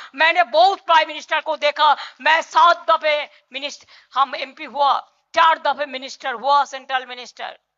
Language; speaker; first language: Hindi; non-native, local second language; Bangla